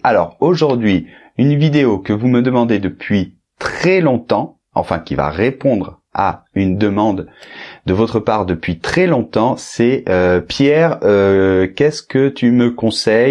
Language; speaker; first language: French; native; French